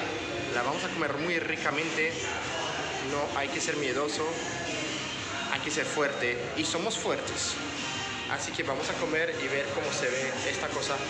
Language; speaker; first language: Spanish; non-native, fluent; French